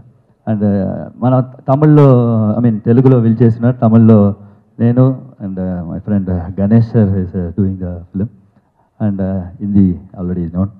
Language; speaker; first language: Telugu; non-native, learner; Tamil